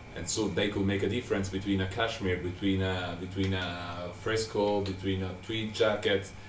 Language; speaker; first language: English; non-native, fluent; Italian